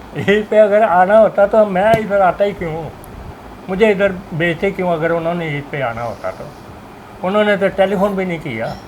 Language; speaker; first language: Urdu; non-native, local second language; Punjabi